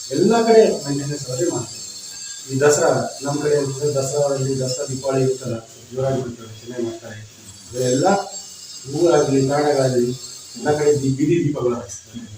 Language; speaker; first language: Kannada; non-native, local second language; Lambadi